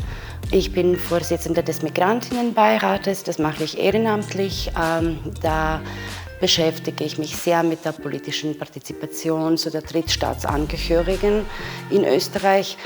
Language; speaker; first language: German; non-native, fluent; Serbian